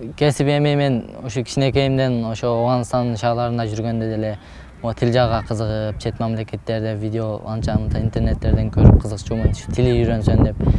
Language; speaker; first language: Kyrgyz; early bilingual, heritage; Kyrgyz